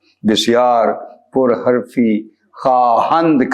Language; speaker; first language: Persian; non-native, fluent; Urdu